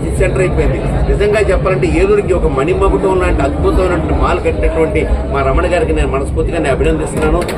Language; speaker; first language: Telugu; native; Telugu